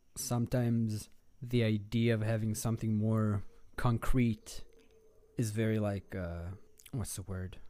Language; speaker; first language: English; non-native, fluent; Hebrew